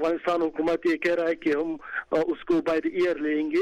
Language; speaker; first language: Hindi; non-native, learner; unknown